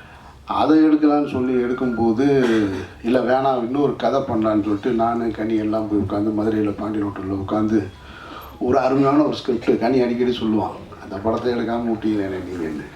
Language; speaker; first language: Tamil; native; Tamil